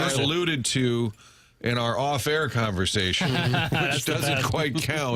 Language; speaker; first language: English; native; English